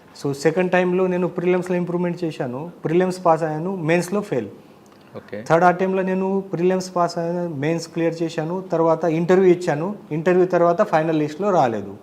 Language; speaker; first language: Telugu; non-native, learner; Marathi